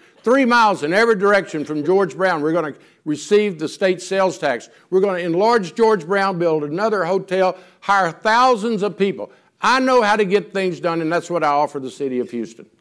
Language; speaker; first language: English; native; English